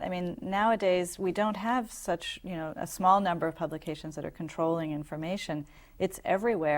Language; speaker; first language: English; native; English